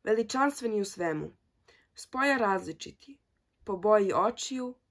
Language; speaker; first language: Serbian; early bilingual, heritage; Serbian